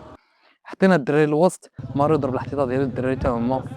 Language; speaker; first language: Arabic; native; Arabic